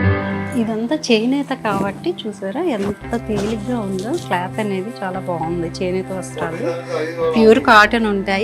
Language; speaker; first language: Telugu; native; Telugu